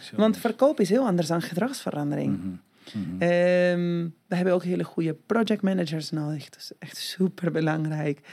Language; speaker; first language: Dutch; non-native, fluent; Spanish